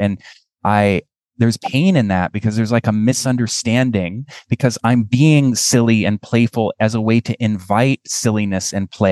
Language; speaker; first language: English; native; English